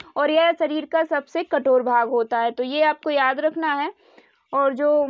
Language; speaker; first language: Hindi; native; Hindi